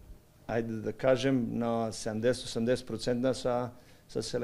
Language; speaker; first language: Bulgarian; non-native, learner; Serbian